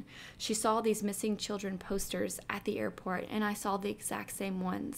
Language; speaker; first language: English; native; English